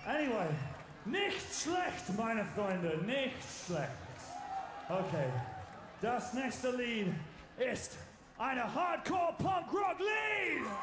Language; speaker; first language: German; non-native, learner; English